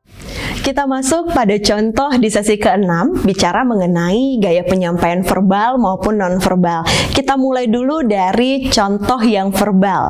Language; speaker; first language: Indonesian; native; Indonesian